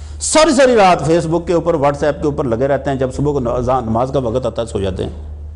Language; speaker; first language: Urdu; non-native, local second language; Punjabi